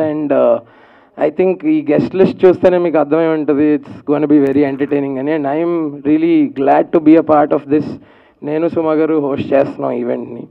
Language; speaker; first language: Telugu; native; Telugu